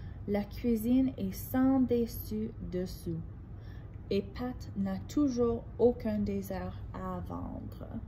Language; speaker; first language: French; non-native, fluent; English